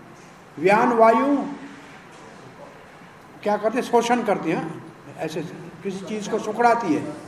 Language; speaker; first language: Hindi; native; Hindi